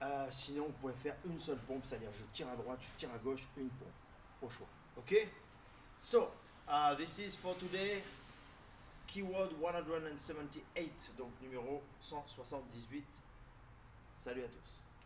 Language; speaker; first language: French; native; French